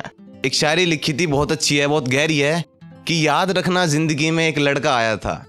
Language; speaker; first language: Hindi; native; Hindi